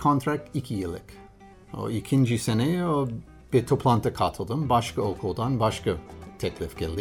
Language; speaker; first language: Turkish; non-native, learner; English